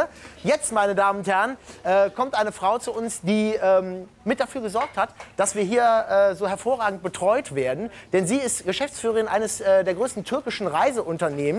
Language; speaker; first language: German; native; German